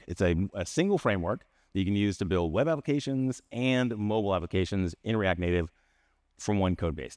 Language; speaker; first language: English; native; English